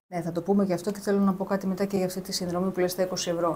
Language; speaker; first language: Greek; native; Greek